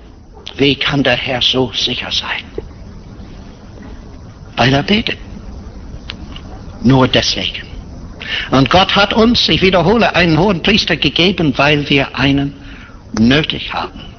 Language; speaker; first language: German; non-native, fluent; English